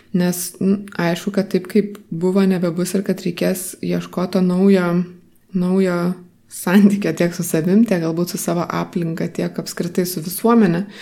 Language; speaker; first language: Lithuanian; native; Lithuanian